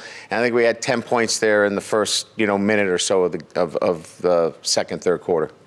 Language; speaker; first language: English; native; English